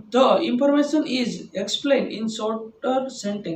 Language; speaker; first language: English; non-native, local second language; Gujarati